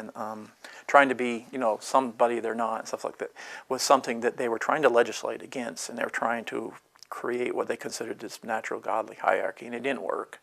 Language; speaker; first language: English; native; English